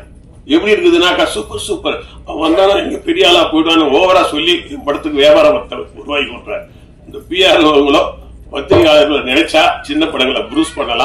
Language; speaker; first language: Tamil; native; Tamil